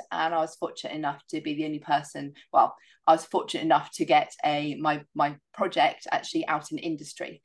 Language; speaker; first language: English; native; English